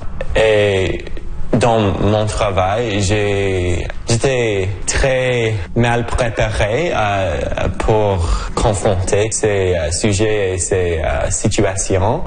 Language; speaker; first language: French; non-native, local second language; English